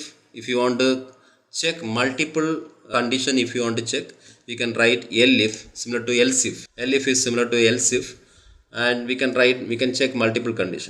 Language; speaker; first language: English; non-native, local second language; Tamil